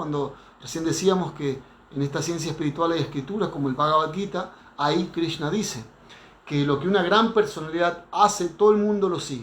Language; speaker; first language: Spanish; native; Spanish